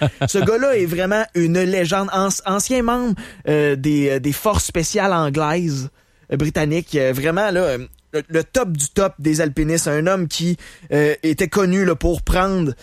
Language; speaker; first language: French; native; French